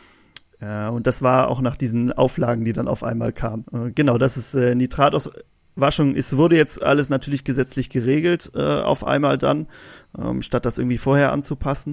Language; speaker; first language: German; native; German